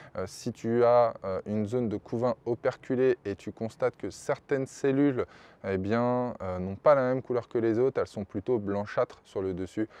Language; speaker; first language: French; native; French